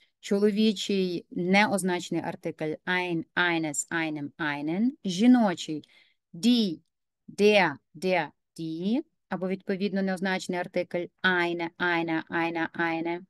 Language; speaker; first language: German; non-native, fluent; Ukrainian